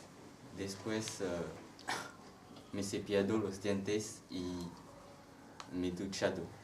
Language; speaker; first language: Spanish; non-native, learner; French